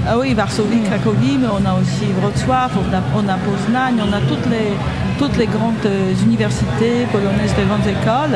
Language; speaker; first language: French; non-native, fluent; Polish